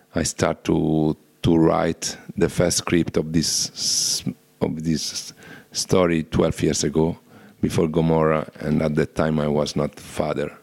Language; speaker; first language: English; non-native, fluent; Italian